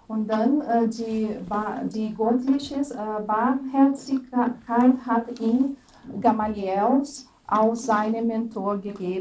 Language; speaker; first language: German; non-native, fluent; Portuguese